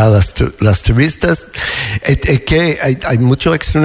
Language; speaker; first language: Spanish; non-native, fluent; English